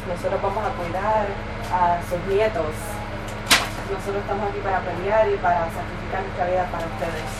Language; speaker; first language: Spanish; early bilingual, heritage; Spanish